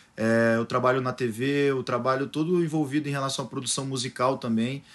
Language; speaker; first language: Portuguese; native; Portuguese